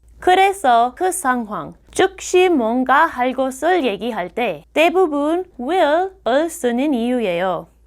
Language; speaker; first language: Korean; non-native, fluent; English